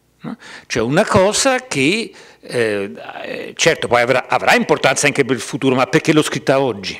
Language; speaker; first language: Italian; native; Italian